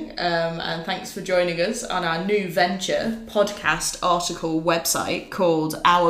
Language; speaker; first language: English; native; English